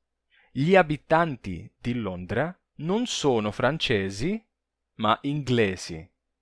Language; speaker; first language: Italian; non-native, fluent; Portuguese